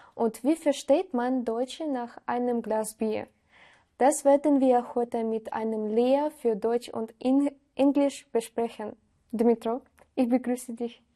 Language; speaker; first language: German; non-native, learner; Russian